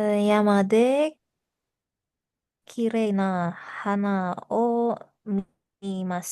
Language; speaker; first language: Japanese; non-native, learner; Indonesian